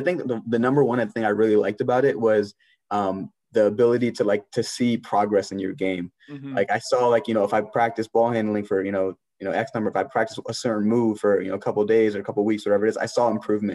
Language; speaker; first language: English; native; English